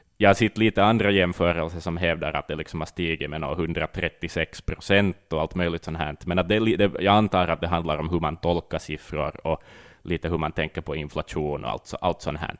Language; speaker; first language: Swedish; native; Swedish